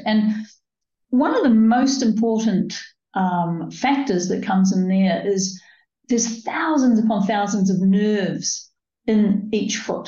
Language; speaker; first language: English; native; English